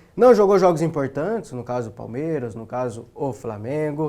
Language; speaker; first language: Portuguese; native; Portuguese